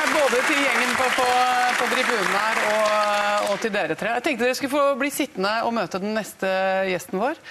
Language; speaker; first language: Norwegian; native; Norwegian